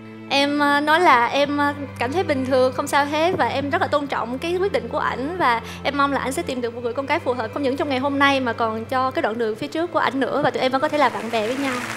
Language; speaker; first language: Vietnamese; native; Vietnamese